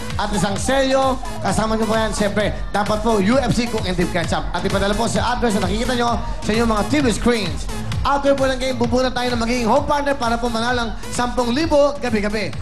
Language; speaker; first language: Filipino; native; Filipino